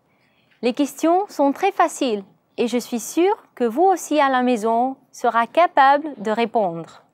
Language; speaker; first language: French; non-native, learner; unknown